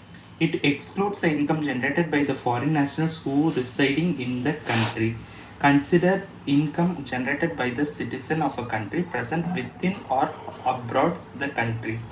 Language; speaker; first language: English; non-native, local second language; Tamil